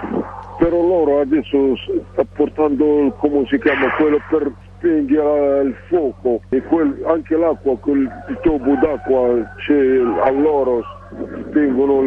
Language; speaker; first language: Italian; non-native, learner; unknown